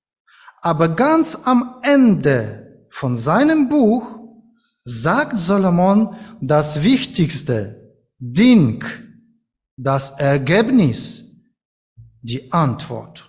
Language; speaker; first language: German; non-native, learner; Ukrainian